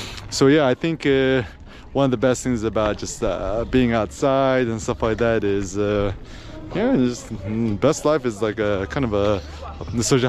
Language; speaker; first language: English; early bilingual, other home language; Korean